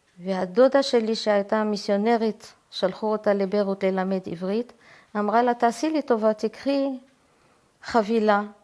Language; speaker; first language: Hebrew; early bilingual, heritage; Hebrew